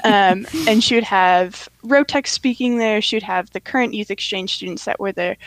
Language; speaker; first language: English; native; English